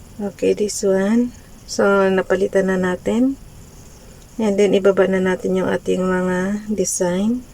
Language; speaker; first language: Filipino; native; Filipino